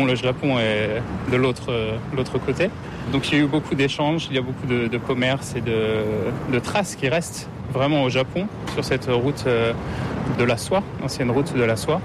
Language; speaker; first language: French; native; French